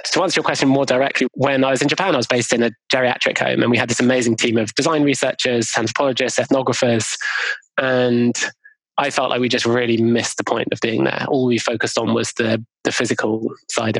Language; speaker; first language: English; native; English